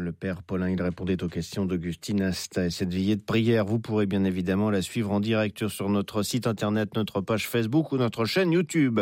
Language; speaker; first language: French; native; French